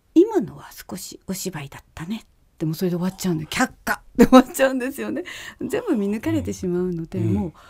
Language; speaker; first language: Japanese; native; Japanese